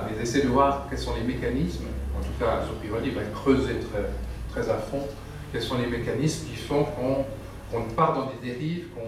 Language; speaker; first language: French; native; French